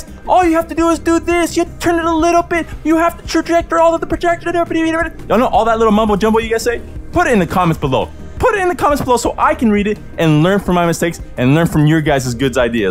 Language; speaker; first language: English; native; English